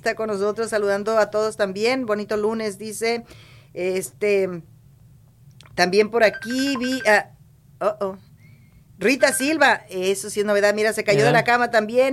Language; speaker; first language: Spanish; native; Spanish